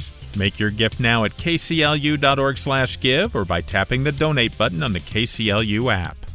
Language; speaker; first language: English; native; English